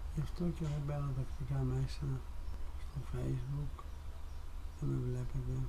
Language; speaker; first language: Greek; non-native, fluent; Persian